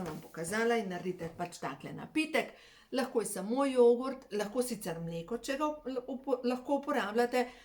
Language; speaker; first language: Slovenian; native; Slovenian